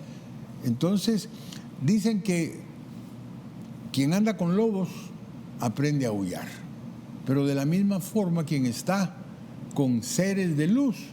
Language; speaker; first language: Spanish; native; Spanish